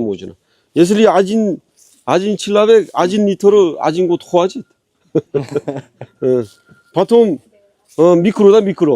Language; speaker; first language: Russian; non-native, learner; Korean